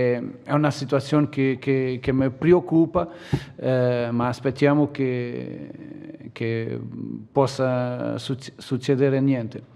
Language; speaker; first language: Italian; non-native, fluent; Portuguese